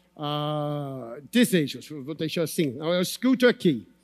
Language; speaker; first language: Portuguese; non-native, fluent; English